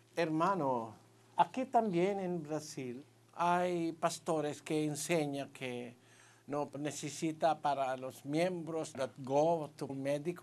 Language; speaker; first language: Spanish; non-native, learner; Filipino